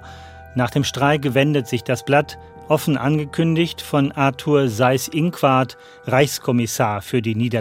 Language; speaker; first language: German; native; German